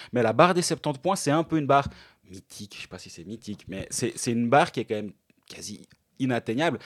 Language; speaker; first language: French; native; French